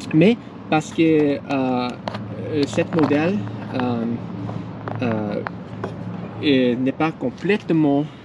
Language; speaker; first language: French; non-native, learner; English